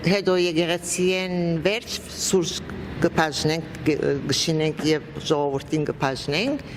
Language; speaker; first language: Armenian; native; Armenian